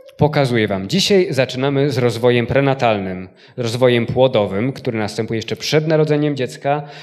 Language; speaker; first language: Polish; native; Polish